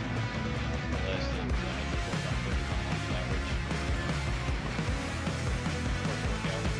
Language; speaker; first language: English; native; English